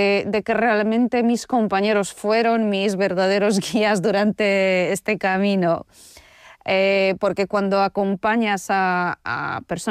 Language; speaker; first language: Spanish; non-native, fluent; Polish